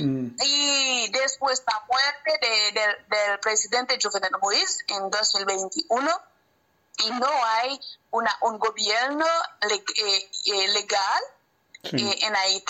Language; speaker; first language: Spanish; non-native, learner; Haitian Creole